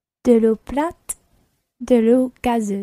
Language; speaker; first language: French; non-native, learner; English